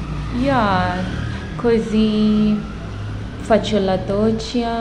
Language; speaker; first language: Italian; non-native, learner; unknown